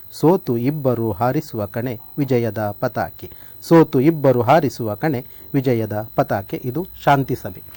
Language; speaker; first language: Kannada; non-native, local second language; Tulu